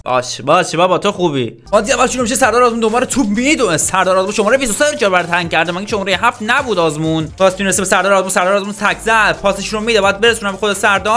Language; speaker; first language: Persian; native; Persian